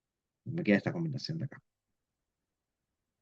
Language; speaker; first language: Spanish; native; Spanish